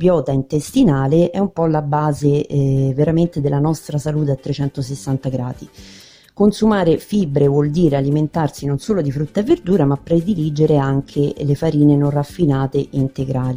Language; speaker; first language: Italian; native; Italian